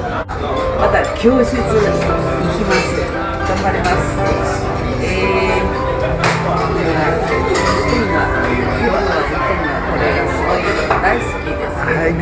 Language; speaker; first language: Japanese; non-native, fluent; Chinese